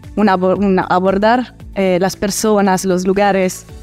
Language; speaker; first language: Spanish; early bilingual, heritage; Italian